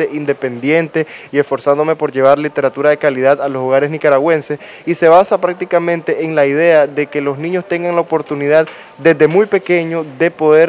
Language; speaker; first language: Spanish; native; Spanish